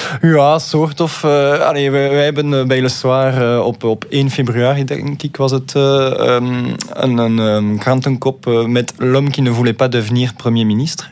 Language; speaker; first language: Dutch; non-native, local second language; French